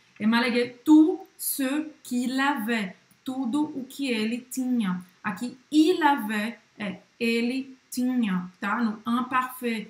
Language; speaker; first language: Portuguese; native; Portuguese